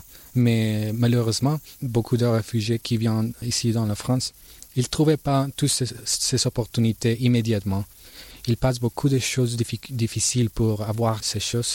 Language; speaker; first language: French; non-native, learner; Spanish